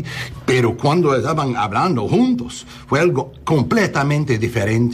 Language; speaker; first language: Spanish; early bilingual, heritage; English